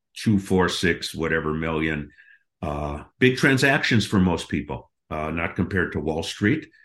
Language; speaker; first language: English; native; English